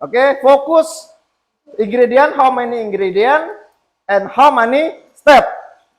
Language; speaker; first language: English; non-native, fluent; Indonesian